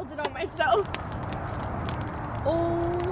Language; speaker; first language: English; native; English